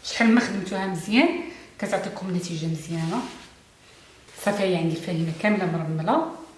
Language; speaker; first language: Arabic; native; Arabic